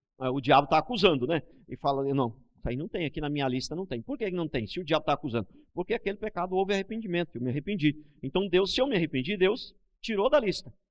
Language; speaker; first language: Portuguese; native; Portuguese